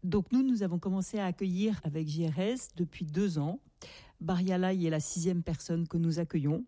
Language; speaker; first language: French; native; French